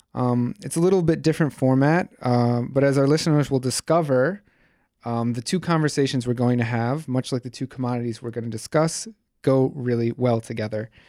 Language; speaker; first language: English; native; English